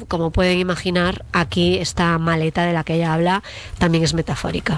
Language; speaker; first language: Spanish; native; Spanish